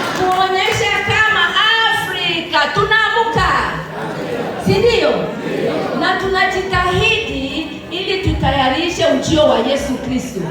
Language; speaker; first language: Swahili; non-native, fluent; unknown